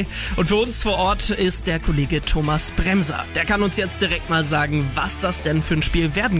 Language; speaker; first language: German; native; German